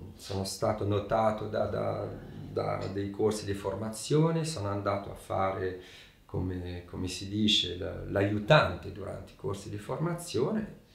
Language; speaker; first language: Italian; early bilingual, heritage; Italian